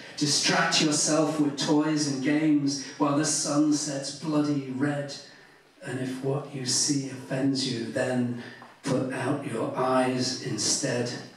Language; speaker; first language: English; native; English